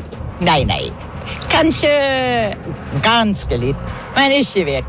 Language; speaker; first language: Norwegian; non-native, learner; German